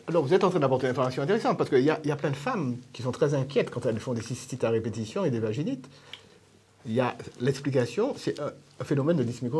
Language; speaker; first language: French; native; French